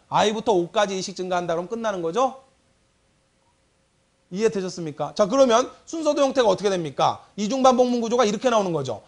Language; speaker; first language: Korean; native; Korean